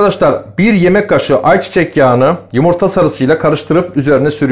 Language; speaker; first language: Turkish; native; Turkish